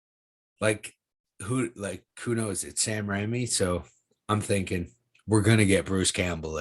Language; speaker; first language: English; native; English